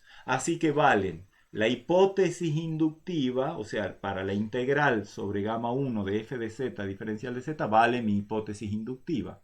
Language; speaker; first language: Spanish; native; Spanish